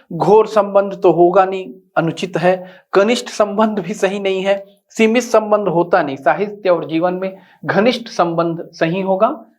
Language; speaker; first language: Hindi; native; Hindi